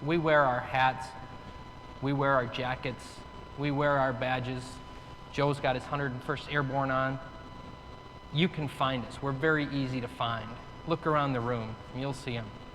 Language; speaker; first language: English; native; English